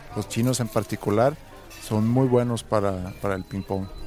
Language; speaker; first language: Spanish; non-native, fluent; Swedish